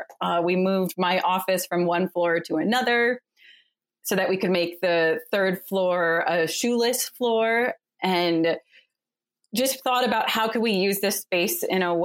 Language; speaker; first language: English; native; English